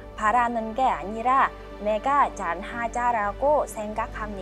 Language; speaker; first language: Korean; non-native, fluent; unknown